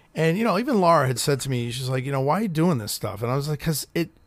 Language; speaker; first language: English; native; English